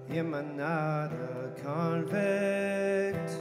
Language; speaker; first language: English; native; English